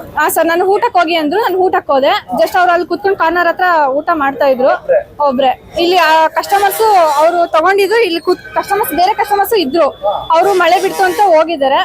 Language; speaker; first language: Kannada; native; Kannada